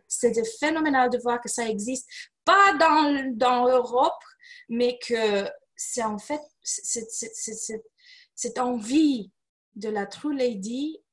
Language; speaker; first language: French; non-native, fluent; Romanian